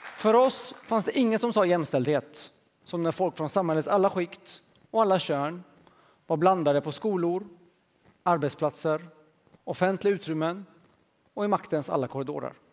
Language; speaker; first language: Swedish; early bilingual, other home language; Persian